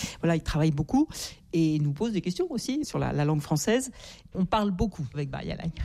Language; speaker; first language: French; native; French